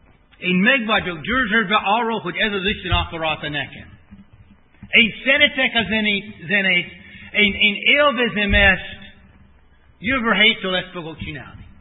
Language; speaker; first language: Hungarian; non-native, fluent; English